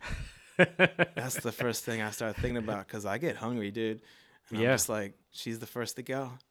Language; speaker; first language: English; native; English